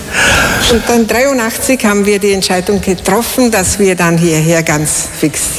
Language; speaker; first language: German; non-native, fluent; Slovak